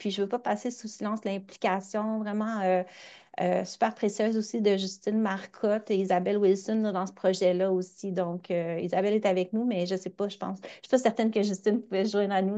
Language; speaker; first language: French; native; French